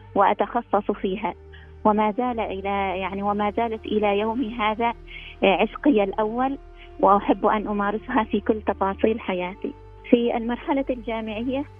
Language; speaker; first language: Arabic; native; Arabic